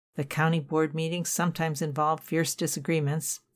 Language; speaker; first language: English; native; English